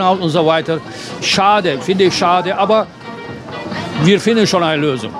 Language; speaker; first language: German; non-native, fluent; Turkish